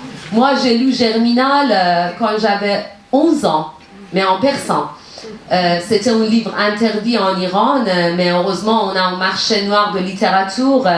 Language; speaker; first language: French; non-native, learner; Persian